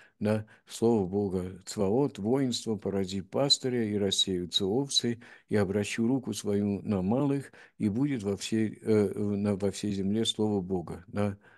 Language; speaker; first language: Russian; native; Russian